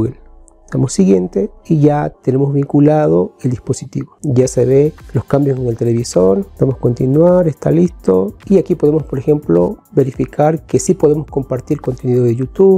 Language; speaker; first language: Spanish; native; Spanish